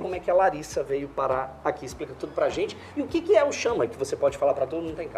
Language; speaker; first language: Portuguese; native; Portuguese